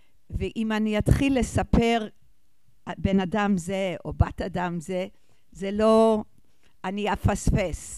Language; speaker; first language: Hebrew; non-native, fluent; English